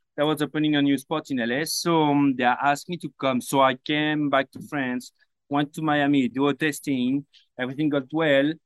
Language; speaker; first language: English; non-native, fluent; French